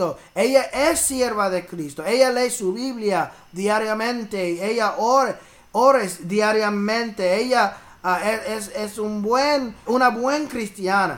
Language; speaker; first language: Spanish; early bilingual, heritage; English